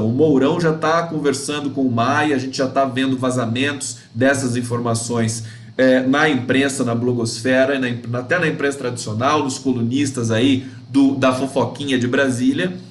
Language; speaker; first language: Portuguese; native; Portuguese